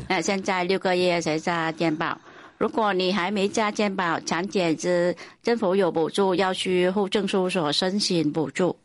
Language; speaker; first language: Chinese; non-native, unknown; Vietnamese